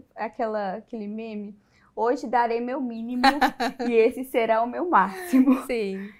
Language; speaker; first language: Portuguese; native; Portuguese